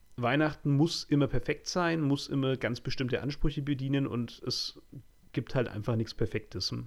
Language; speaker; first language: German; native; German